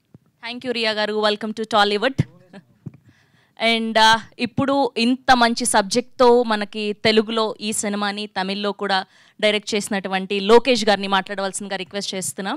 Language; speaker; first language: Telugu; native; Telugu